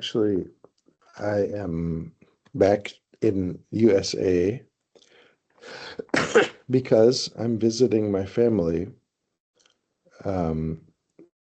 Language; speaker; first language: English; non-native, fluent; Thai